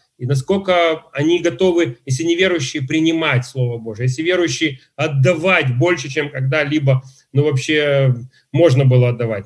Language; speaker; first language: Russian; native; Russian